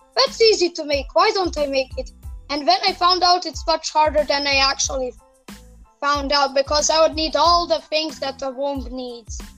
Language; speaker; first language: English; non-native, fluent; Serbian